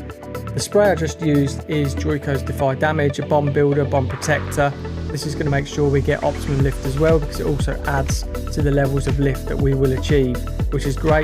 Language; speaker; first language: English; native; English